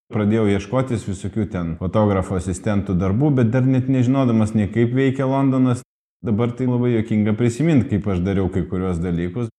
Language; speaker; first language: Lithuanian; non-native, local second language; Russian